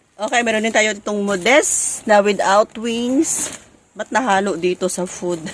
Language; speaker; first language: Filipino; non-native, local second language; Cebuano